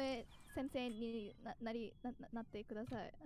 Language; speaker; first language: Japanese; non-native, learner; English